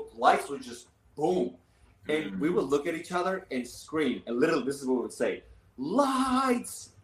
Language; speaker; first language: English; early bilingual, other home language; Armenian